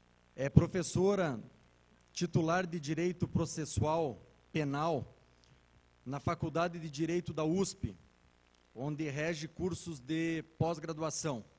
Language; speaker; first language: Portuguese; native; Portuguese